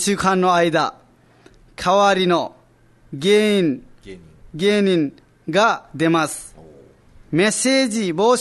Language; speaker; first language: Japanese; non-native, fluent; Nepali